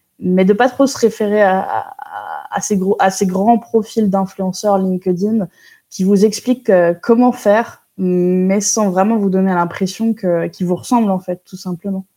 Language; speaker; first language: French; native; French